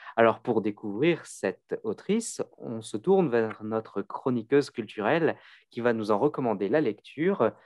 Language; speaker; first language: French; native; French